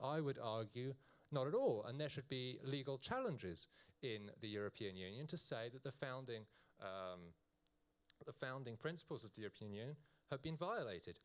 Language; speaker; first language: English; native; English